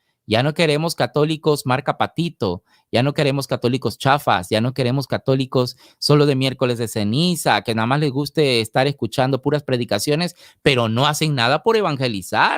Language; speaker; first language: Spanish; native; Spanish